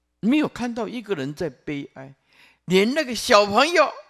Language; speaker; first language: Chinese; non-native, local second language; Min Nan Chinese